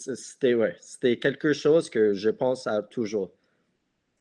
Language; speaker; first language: French; non-native, local second language; English